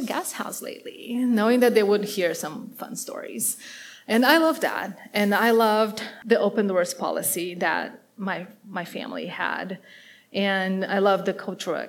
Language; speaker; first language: English; non-native, fluent; Portuguese